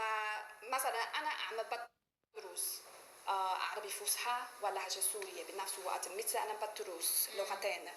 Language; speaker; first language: Arabic; non-native, fluent; Chinese